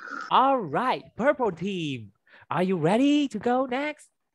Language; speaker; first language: English; non-native, fluent; Vietnamese